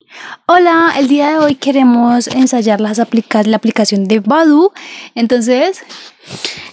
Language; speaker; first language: Spanish; native; Spanish